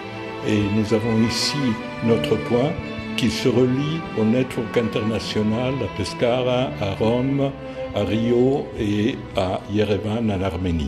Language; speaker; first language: French; non-native, fluent; Italian